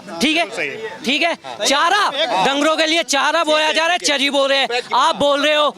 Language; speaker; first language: Hindi; native; Hindi